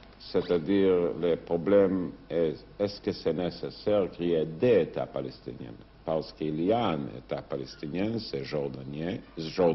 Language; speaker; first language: French; non-native, fluent; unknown